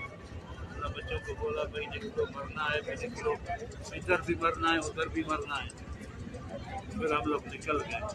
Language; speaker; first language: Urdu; non-native, local second language; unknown